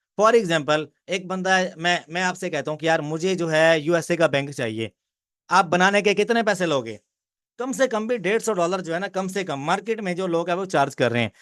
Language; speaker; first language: Urdu; non-native, local second language; Punjabi